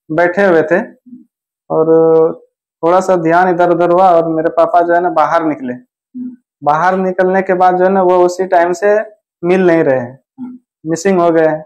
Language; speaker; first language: Hindi; native; Hindi